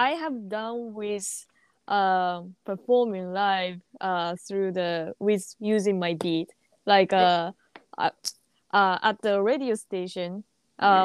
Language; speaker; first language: English; non-native, learner; Japanese